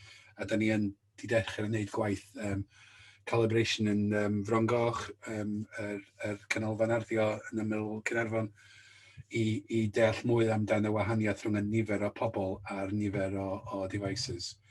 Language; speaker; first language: Welsh; native; Welsh